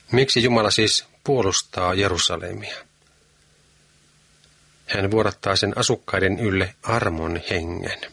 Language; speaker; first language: Finnish; native; Finnish